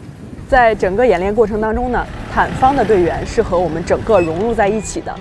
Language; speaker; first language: Chinese; native; Chinese